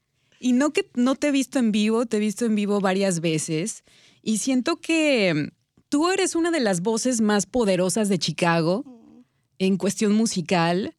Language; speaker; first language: Spanish; native; Spanish